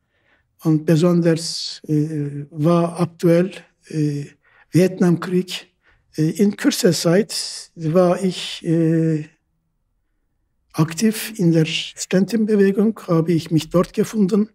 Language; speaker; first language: German; non-native, fluent; Turkish